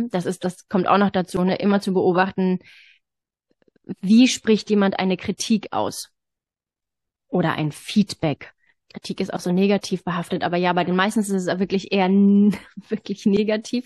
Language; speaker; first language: German; native; German